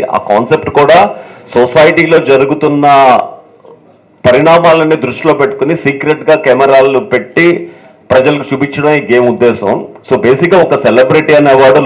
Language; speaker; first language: Telugu; native; Telugu